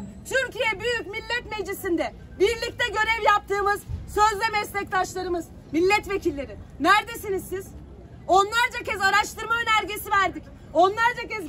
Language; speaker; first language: Turkish; native; Turkish